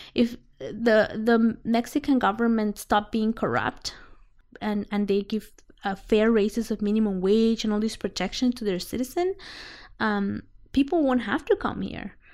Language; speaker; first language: English; non-native, fluent; Spanish